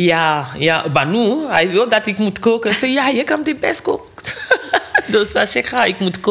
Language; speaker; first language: Dutch; non-native, learner; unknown